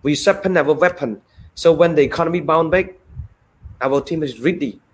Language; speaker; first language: English; non-native, fluent; Khmer